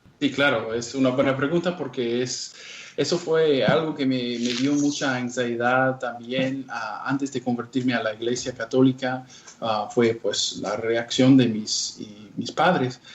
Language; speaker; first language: Spanish; non-native, fluent; English